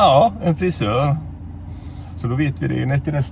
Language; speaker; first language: Swedish; native; Swedish